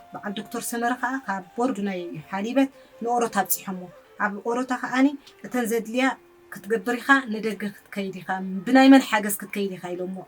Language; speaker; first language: Tigrinya; native; Tigrinya